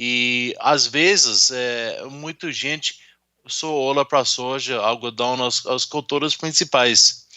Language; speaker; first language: Portuguese; non-native, fluent; English